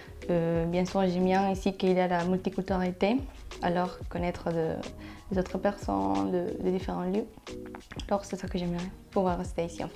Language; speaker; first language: French; non-native, fluent; Spanish